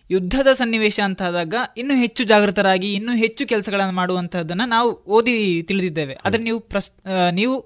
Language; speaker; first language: Kannada; native; Kannada